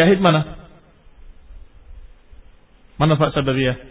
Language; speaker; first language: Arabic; non-native, fluent; Indonesian